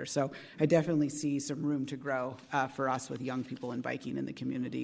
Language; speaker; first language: English; native; English